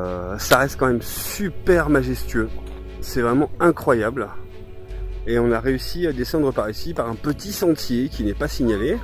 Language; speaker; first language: French; native; French